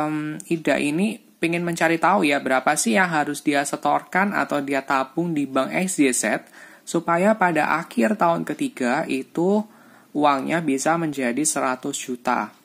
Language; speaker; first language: Indonesian; native; Indonesian